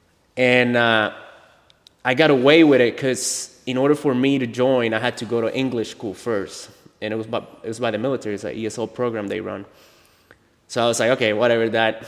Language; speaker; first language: English; non-native, fluent; Spanish